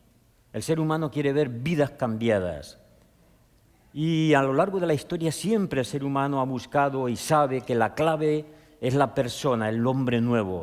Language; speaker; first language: Spanish; native; Spanish